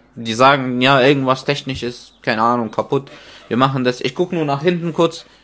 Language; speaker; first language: German; non-native, fluent; Arabic